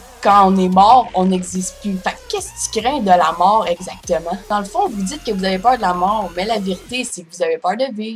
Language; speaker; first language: French; native; French